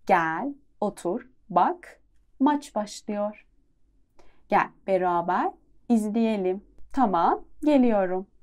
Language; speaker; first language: Turkish; non-native, fluent; Persian